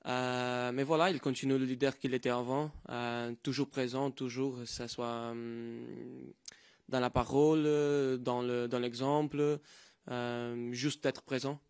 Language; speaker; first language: French; non-native, fluent; Portuguese